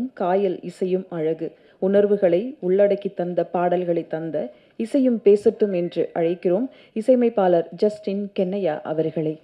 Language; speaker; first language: Tamil; native; Tamil